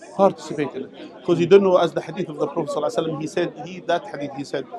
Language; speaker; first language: English; non-native, fluent; Arabic